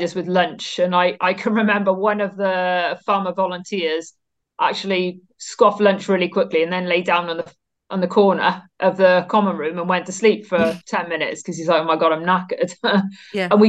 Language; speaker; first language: English; native; English